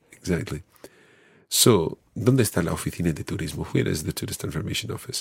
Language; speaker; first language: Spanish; non-native, fluent; English